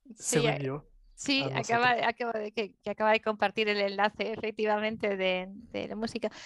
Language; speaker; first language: Spanish; native; Spanish